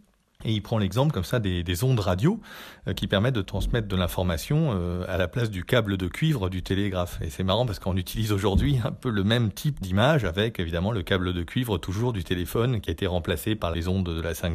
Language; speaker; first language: French; native; French